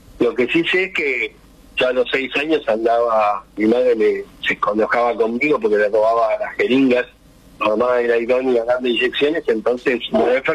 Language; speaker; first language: Spanish; native; Spanish